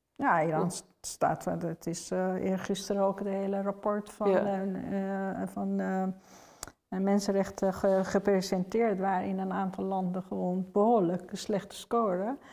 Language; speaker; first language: Dutch; non-native, fluent; Persian